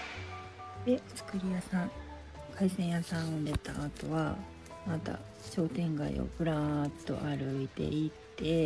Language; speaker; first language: Japanese; native; Japanese